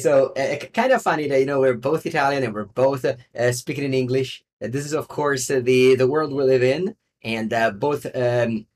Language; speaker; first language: English; non-native, fluent; Italian